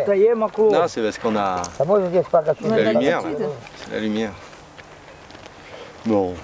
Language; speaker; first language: French; native; French